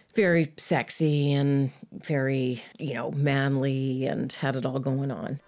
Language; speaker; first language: English; native; English